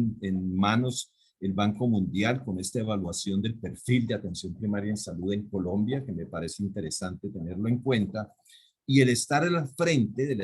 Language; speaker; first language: Spanish; native; Spanish